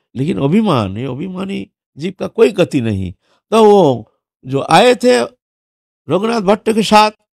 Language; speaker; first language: Hindi; non-native, local second language; Bangla